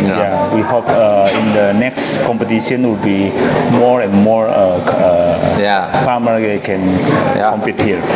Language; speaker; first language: English; non-native, learner; Indonesian